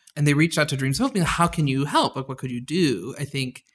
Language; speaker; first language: English; native; English